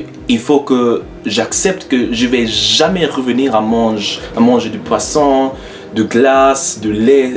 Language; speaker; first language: French; non-native, learner; English